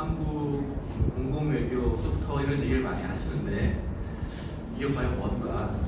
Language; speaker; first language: Korean; native; Korean